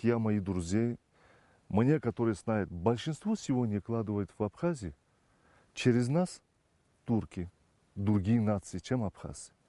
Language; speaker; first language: Russian; non-native, fluent; Turkish